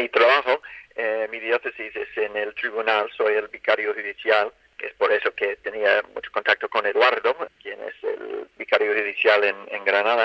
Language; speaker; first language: Spanish; non-native, fluent; English